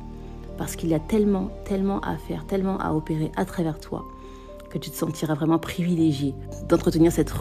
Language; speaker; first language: French; native; French